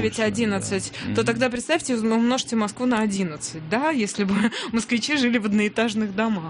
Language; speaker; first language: Russian; native; Russian